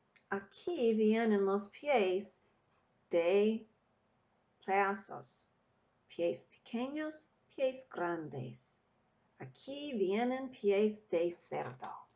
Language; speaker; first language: Spanish; non-native, learner; English